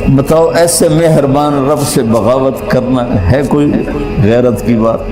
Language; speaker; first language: Urdu; non-native, local second language; Punjabi